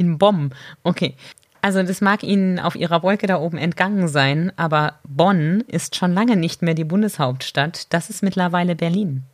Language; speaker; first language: German; native; German